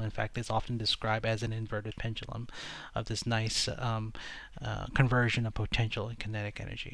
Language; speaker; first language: English; native; English